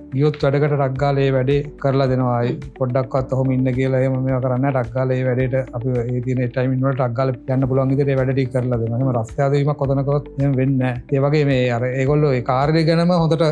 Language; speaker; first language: Sinhala; native; Sinhala